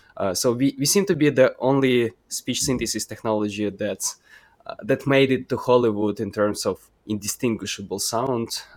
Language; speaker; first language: English; non-native, fluent; Ukrainian